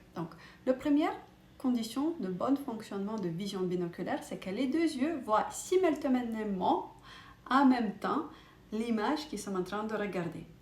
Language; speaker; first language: French; non-native, fluent; Russian